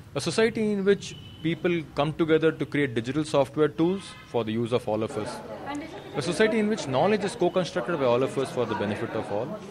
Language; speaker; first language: English; non-native, local second language; Kannada